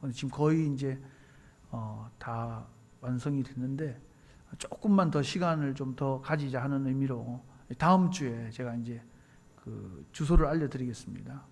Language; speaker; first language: Korean; native; Korean